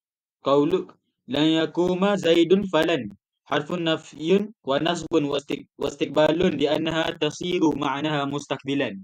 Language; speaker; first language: Arabic; non-native, learner; Malay